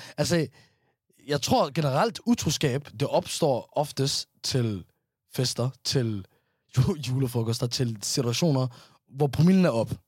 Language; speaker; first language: Danish; early bilingual, other home language; Somali